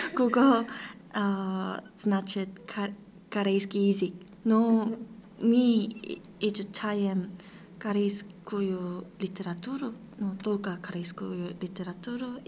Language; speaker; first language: Russian; non-native, learner; Korean